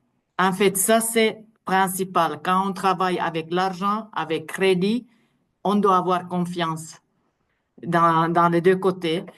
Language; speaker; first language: French; non-native, fluent; Finnish